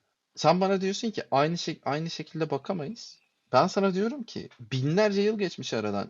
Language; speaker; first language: Turkish; native; Turkish